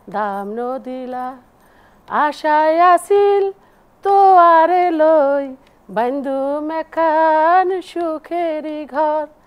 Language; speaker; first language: Bangla; native; Bangla